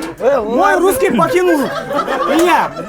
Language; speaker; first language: Russian; non-native, local second language; Kazakh